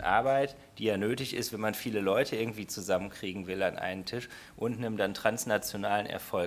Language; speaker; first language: German; native; German